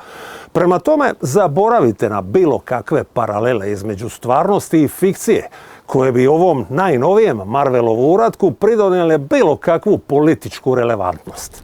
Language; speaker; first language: Bosnian; native; Bosnian